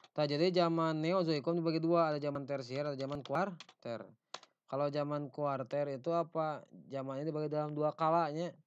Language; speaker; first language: Indonesian; non-native, local second language; Sundanese